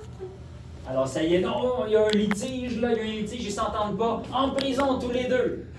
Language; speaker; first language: French; native; French